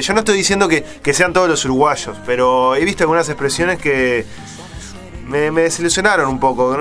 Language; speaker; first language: Spanish; native; Spanish